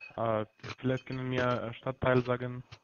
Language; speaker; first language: German; non-native, learner; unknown